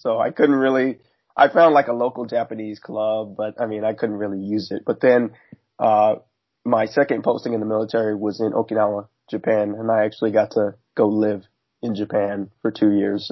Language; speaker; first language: English; native; English